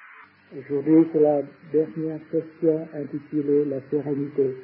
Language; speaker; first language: French; non-native, fluent; Vietnamese